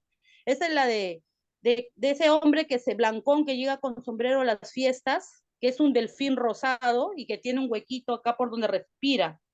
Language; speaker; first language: Spanish; native; Spanish